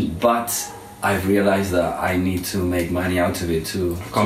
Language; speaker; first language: English; non-native, fluent; Spanish